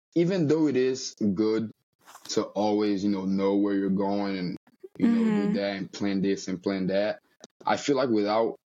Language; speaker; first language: English; early bilingual, other home language; Portuguese